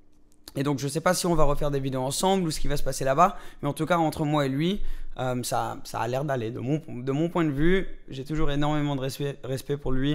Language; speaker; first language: French; native; French